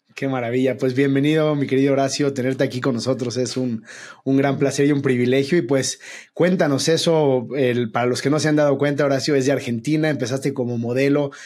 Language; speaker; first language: Spanish; native; Spanish